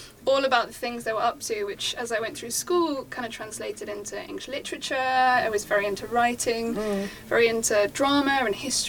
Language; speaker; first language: English; native; English